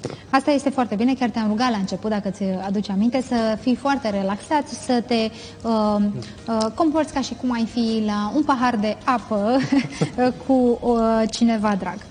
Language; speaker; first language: Romanian; native; Romanian